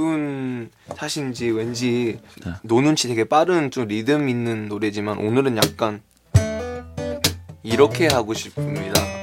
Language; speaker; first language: Korean; early bilingual, heritage; Korean